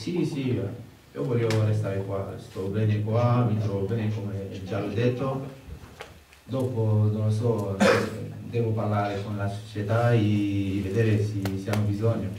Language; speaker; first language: Italian; non-native, learner; French